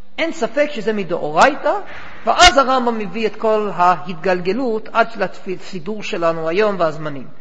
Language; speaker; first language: Hebrew; non-native, fluent; English